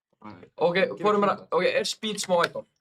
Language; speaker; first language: Icelandic; native; Icelandic